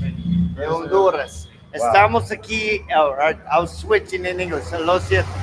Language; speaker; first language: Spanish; non-native, learner; English